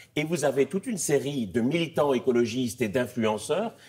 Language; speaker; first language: French; native; French